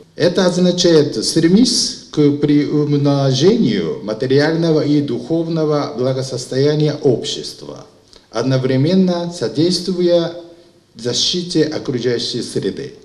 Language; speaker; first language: Russian; non-native, fluent; Japanese